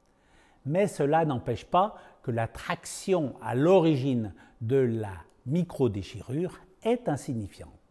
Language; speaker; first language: French; native; French